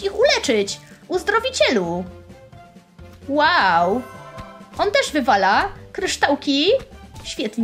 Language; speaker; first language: Polish; native; Polish